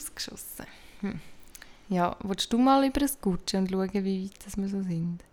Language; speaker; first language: German; native; German